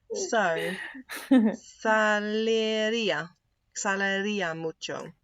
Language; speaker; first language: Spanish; non-native, learner; English